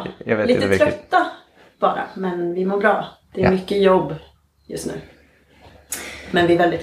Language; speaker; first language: Swedish; native; Swedish